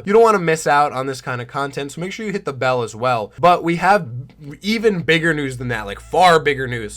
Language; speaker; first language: English; native; English